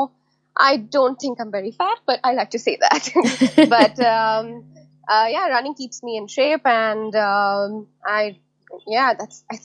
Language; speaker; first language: English; non-native, local second language; Hindi